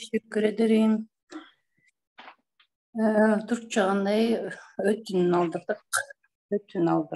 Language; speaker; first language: Turkish; non-native, learner; Kyrgyz